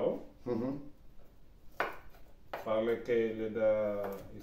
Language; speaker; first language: Spanish; non-native, learner; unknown